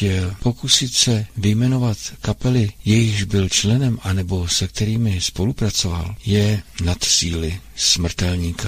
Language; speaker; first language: Czech; native; Czech